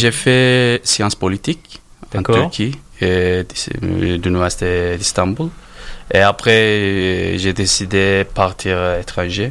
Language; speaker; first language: French; non-native, learner; Turkish